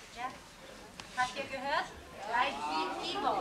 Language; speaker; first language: German; non-native, fluent; Polish